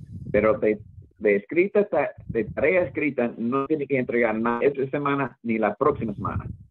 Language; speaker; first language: Spanish; non-native, fluent; English